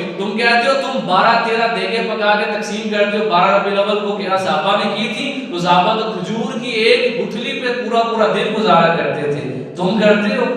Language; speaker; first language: Urdu; non-native, local second language; Punjabi